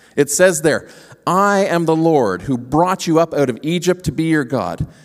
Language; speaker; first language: English; native; English